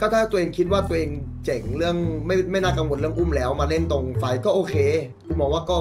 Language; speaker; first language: Thai; native; Thai